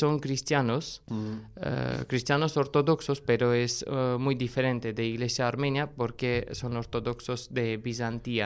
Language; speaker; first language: Spanish; non-native, fluent; Armenian